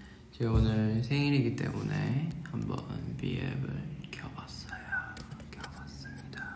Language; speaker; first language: Korean; non-native, fluent; Chinese